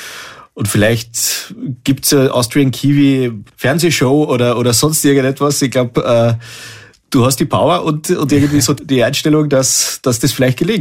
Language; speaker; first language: German; native; German